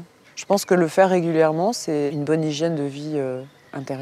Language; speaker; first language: French; native; French